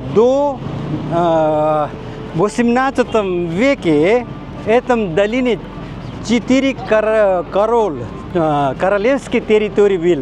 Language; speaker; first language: Russian; non-native, fluent; Nepali